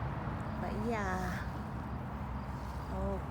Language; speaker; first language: English; non-native, fluent; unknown